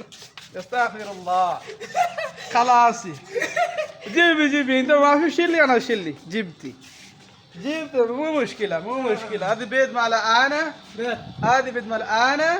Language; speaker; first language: Arabic; non-native, learner; Bangla